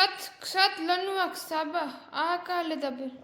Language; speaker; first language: Hebrew; non-native, learner; Gujarati